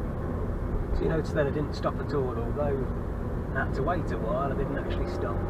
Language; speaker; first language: English; native; English